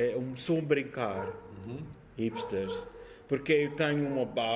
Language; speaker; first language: Portuguese; non-native, learner; English